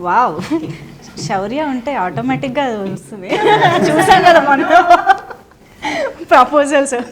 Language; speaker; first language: Telugu; native; Telugu